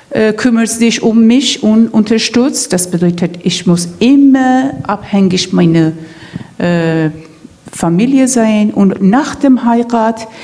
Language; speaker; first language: German; non-native, fluent; Persian